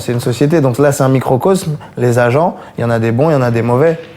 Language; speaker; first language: French; native; French